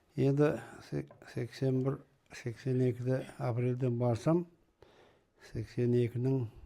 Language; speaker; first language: Kazakh; native; Kazakh